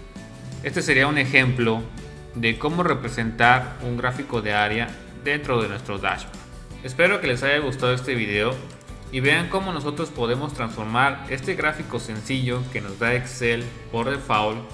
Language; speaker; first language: Spanish; native; Spanish